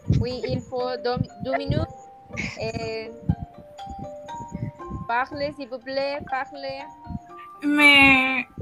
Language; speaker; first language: French; non-native, learner; Spanish